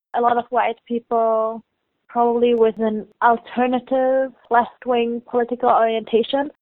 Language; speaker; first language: English; non-native, fluent; German